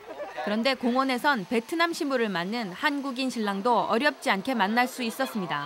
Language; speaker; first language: Korean; native; Korean